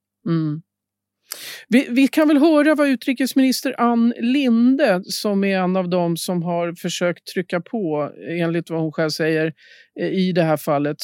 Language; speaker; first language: Swedish; native; Swedish